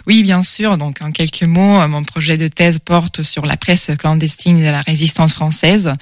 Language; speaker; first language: French; non-native, fluent; Italian